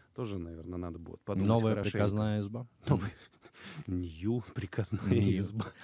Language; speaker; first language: Russian; native; Russian